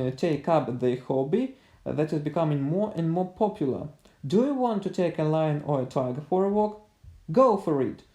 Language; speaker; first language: English; non-native, fluent; Russian